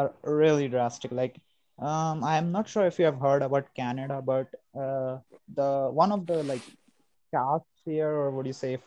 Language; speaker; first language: English; non-native, local second language; Hindi